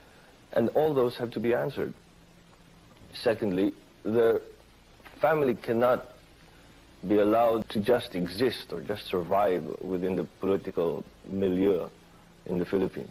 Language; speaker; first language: English; non-native, fluent; Filipino